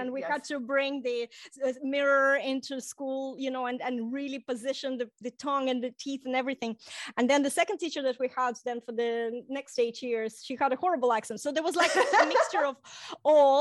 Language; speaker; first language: English; non-native, fluent; Russian